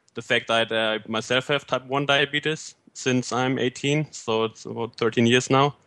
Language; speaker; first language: English; non-native, fluent; German